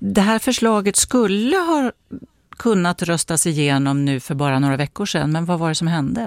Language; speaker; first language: Swedish; native; Swedish